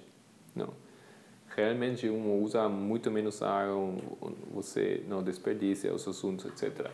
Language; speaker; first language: Portuguese; non-native, fluent; Spanish